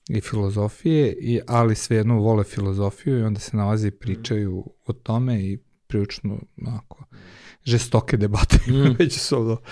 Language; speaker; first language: Serbian; non-native, local second language; Hungarian